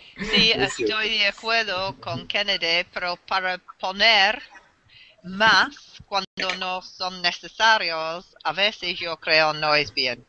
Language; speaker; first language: Spanish; non-native, learner; English